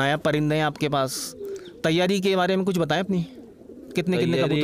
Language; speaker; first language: Hindi; native; Hindi